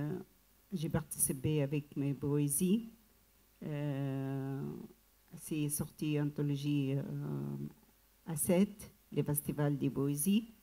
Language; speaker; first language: French; non-native, learner; Arabic